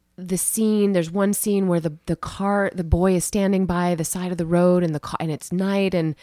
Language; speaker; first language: English; native; English